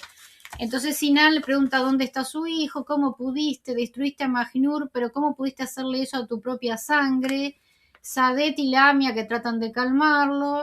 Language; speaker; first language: Spanish; native; Spanish